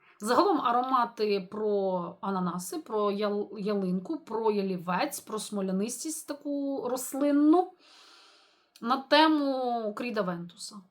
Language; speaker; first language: Ukrainian; native; Ukrainian